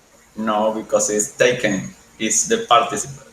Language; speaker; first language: English; non-native, learner; Spanish